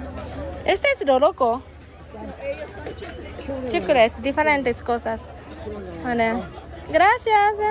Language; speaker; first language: Spanish; non-native, learner; Japanese